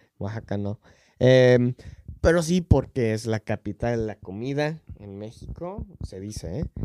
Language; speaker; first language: Spanish; non-native, fluent; English